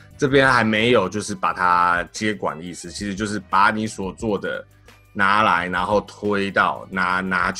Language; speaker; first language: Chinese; native; Chinese